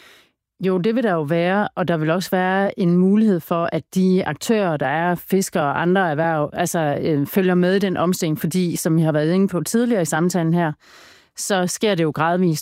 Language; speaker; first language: Danish; native; Danish